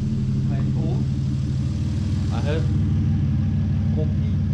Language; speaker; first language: English; non-native, learner; German